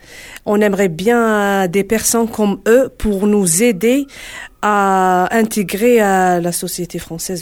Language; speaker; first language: French; non-native, learner; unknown